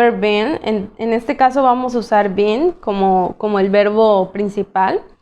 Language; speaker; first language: Spanish; native; Spanish